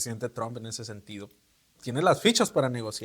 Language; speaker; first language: Spanish; native; Spanish